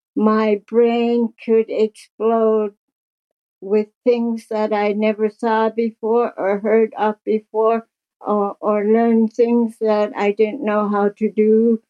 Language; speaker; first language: English; native; English